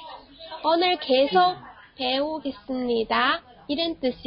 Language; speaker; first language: Korean; non-native, fluent; Chinese